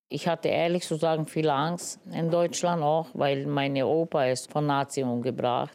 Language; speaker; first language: German; non-native, learner; Romany